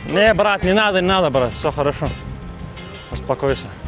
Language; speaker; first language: Russian; non-native, learner; Lithuanian